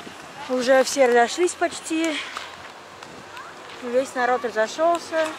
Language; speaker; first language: Russian; native; Russian